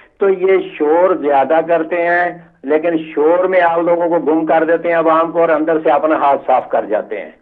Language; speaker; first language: Urdu; non-native, local second language; Punjabi